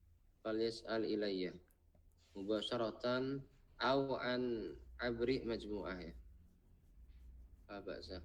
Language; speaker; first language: Arabic; non-native, fluent; Indonesian